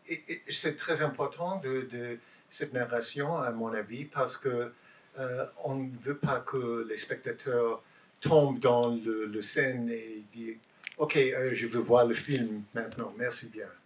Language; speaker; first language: French; non-native, learner; English